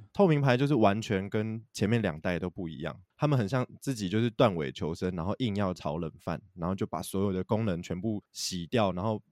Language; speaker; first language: Chinese; native; Chinese